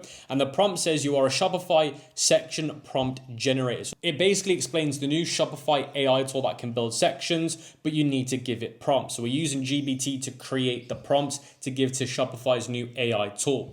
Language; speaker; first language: English; native; English